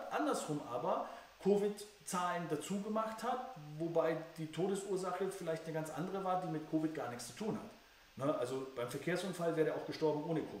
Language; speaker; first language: German; native; German